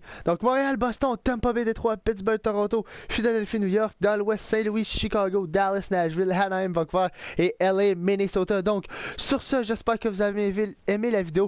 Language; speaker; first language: French; native; French